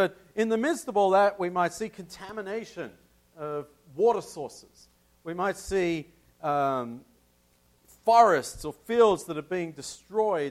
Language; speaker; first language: English; native; English